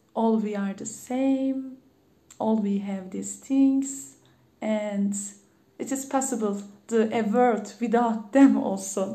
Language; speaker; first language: English; non-native, learner; Turkish